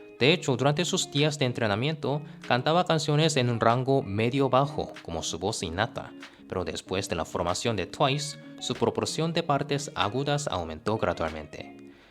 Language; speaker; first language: Spanish; non-native, fluent; Korean